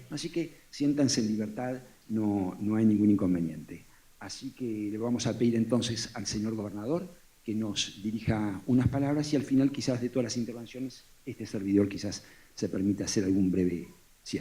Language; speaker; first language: Spanish; native; Spanish